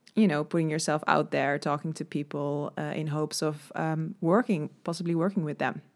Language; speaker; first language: English; non-native, fluent; Dutch